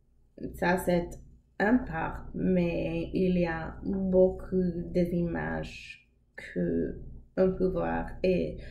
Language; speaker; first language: French; non-native, learner; English